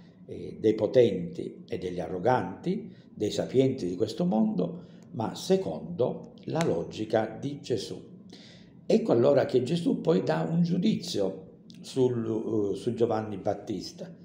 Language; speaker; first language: Italian; native; Italian